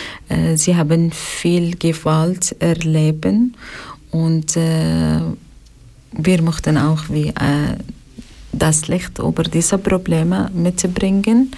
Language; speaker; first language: German; non-native, learner; Arabic